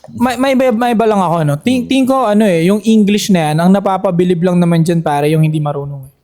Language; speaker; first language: Filipino; native; Filipino